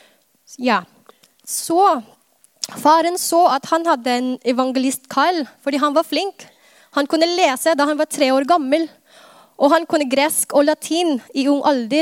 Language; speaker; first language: Norwegian; non-native, fluent; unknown